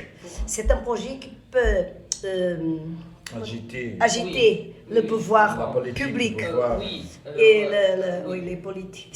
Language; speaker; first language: French; non-native, fluent; Portuguese